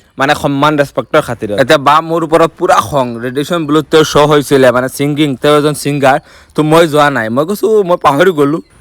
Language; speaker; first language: Assamese; non-native, local second language; Bangla